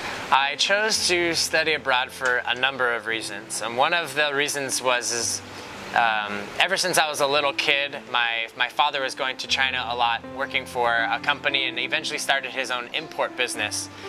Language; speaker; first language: English; native; English